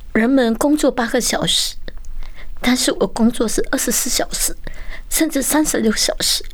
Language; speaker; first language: Chinese; native; Chinese